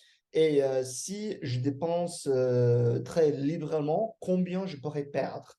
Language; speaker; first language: French; non-native, fluent; English